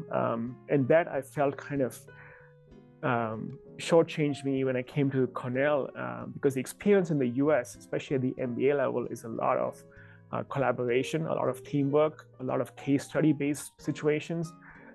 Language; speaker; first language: English; non-native, local second language; Hindi